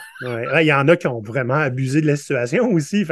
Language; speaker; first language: French; native; French